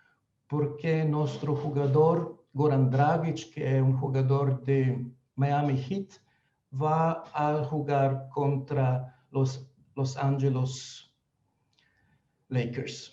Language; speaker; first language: Spanish; non-native, fluent; Slovenian